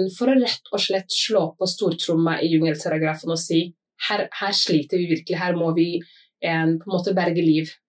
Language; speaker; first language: Norwegian; early bilingual, other home language; Somali